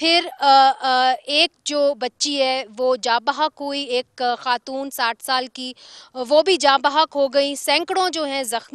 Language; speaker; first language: Urdu; native; Urdu